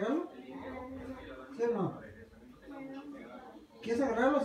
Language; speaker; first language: Spanish; native; Spanish